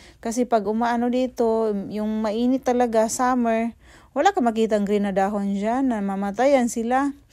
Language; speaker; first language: Filipino; non-native, local second language; Cebuano